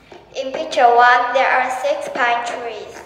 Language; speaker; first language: English; non-native, learner; Vietnamese